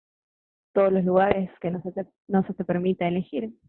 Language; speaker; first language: Spanish; native; Spanish